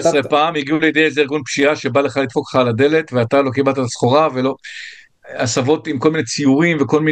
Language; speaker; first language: Hebrew; native; Hebrew